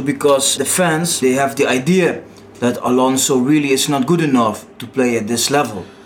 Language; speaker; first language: English; non-native, fluent; Dutch